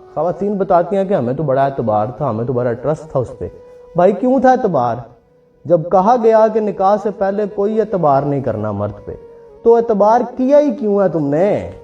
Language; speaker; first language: Urdu; non-native, local second language; Punjabi